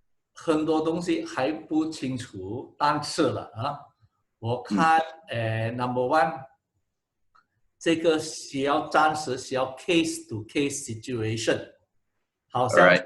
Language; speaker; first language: Chinese; non-native, local second language; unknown